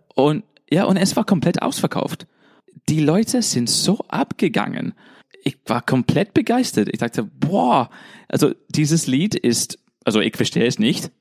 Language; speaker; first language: German; non-native, fluent; English